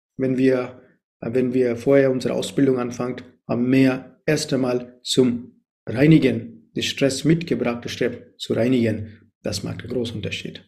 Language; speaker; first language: German; non-native, learner; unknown